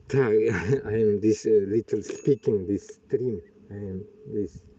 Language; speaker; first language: English; non-native, learner; Bashkir